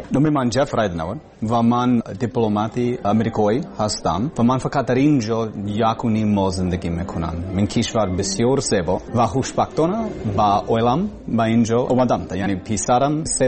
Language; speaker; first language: Persian; non-native, learner; English